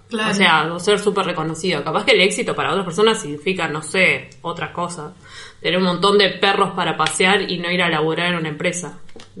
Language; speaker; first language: Spanish; native; Spanish